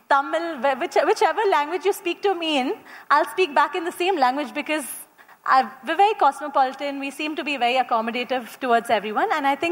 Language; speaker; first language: English; non-native, local second language; Kannada